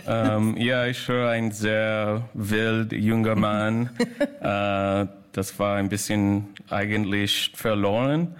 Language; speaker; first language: German; non-native, fluent; English